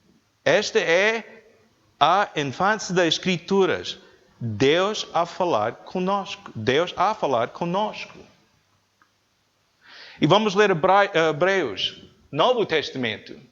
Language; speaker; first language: Portuguese; non-native, learner; English